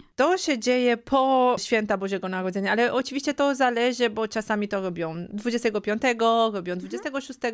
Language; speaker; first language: Polish; non-native, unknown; Romanian